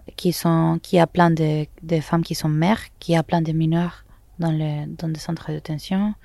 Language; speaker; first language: French; non-native, fluent; Spanish